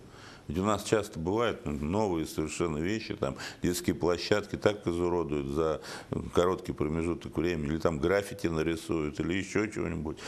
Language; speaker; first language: Russian; native; Russian